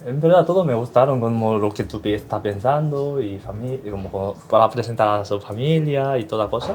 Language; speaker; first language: Spanish; non-native, learner; Korean